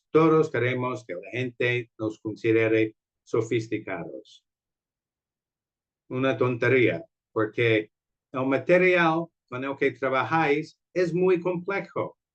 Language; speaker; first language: Spanish; non-native, fluent; English